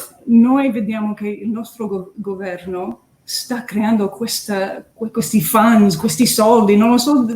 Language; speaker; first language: Italian; early bilingual, heritage; English